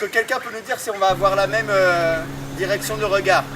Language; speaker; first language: French; native; French